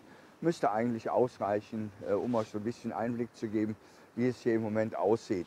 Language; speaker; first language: German; native; German